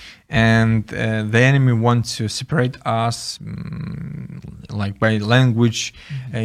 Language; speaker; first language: English; non-native, fluent; Ukrainian